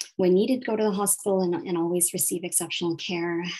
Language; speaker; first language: English; native; English